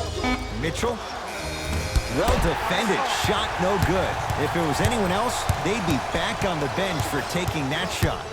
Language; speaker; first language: English; native; English